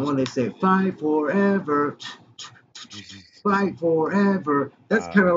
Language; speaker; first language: English; native; English